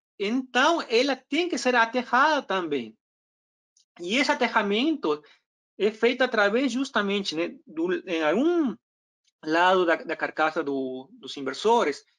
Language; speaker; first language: Portuguese; non-native, fluent; Spanish